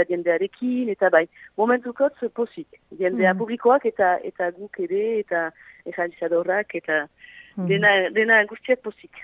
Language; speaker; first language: Basque; non-native, local second language; French